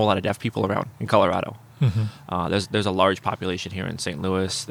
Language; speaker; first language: English; native; English